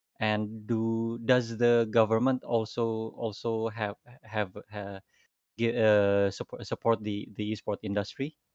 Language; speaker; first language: English; non-native, fluent; Indonesian